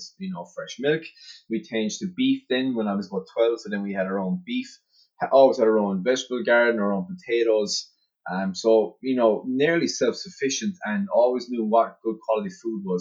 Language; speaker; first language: English; native; English